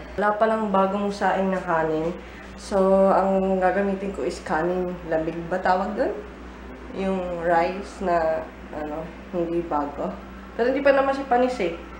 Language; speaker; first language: Filipino; early bilingual, heritage; Filipino